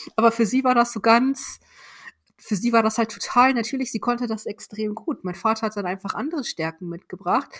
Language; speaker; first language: German; early bilingual, other home language; Persian